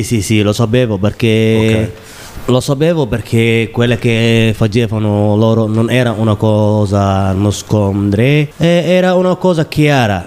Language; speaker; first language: Italian; non-native, learner; Somali